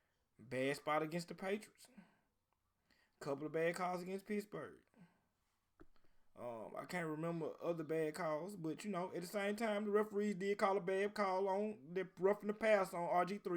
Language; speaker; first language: English; native; English